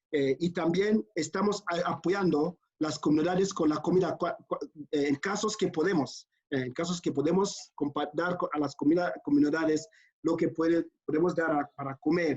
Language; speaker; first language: Spanish; non-native, fluent; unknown